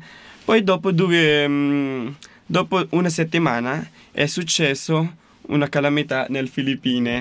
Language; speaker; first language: Italian; non-native, fluent; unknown